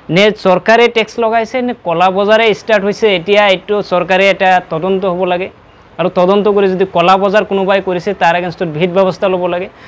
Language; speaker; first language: Assamese; non-native, local second language; Bangla